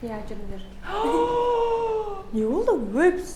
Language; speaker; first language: Kazakh; native; Kazakh